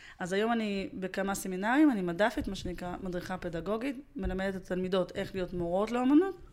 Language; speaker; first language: Hebrew; early bilingual, other home language; Russian